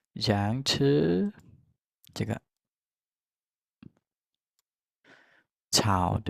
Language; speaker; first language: Chinese; non-native, fluent; Khmer